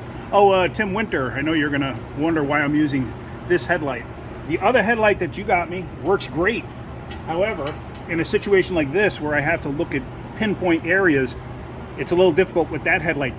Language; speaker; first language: English; native; English